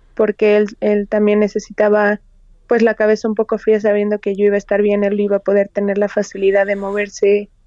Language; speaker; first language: Spanish; native; Spanish